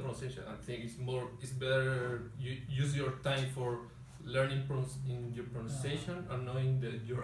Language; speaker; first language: English; non-native, learner; Spanish